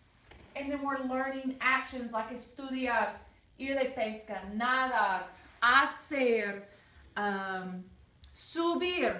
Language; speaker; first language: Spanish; non-native, fluent; English